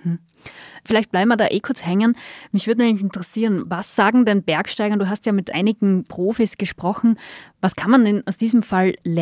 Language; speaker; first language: German; native; German